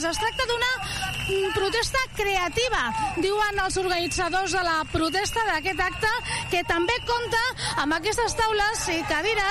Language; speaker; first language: Catalan; native; Catalan